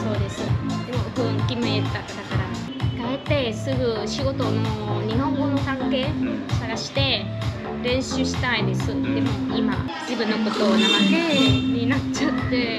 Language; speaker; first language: Japanese; non-native, learner; Vietnamese